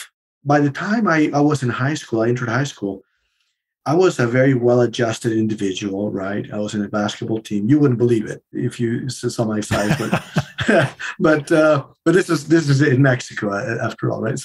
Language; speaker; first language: English; non-native, fluent; Spanish